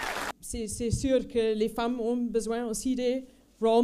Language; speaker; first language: French; non-native, fluent; Afrikaans